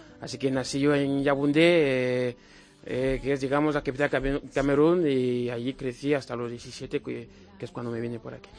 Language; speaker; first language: Spanish; non-native, fluent; French